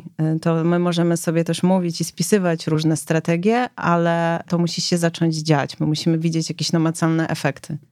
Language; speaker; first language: Polish; native; Polish